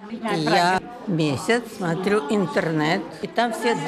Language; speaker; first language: Czech; non-native, learner; Russian